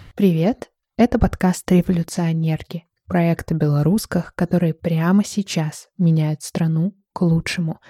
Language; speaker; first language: Russian; native; Russian